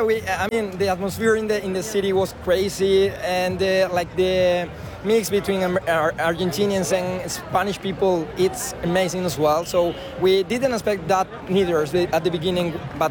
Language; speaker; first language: English; non-native, fluent; Spanish